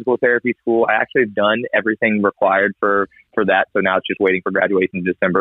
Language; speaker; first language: English; native; English